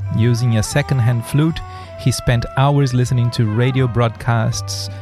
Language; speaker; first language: English; non-native, fluent; Portuguese